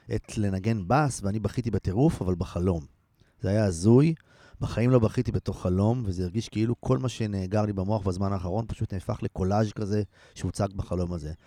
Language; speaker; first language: Hebrew; native; Hebrew